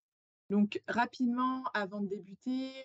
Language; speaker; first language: French; native; French